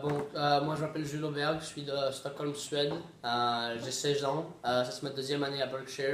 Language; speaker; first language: French; early bilingual, heritage; Swedish